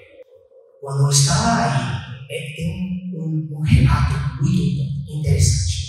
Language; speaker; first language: Portuguese; non-native, fluent; Chinese